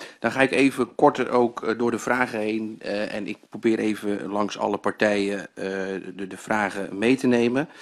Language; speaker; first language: Dutch; native; Dutch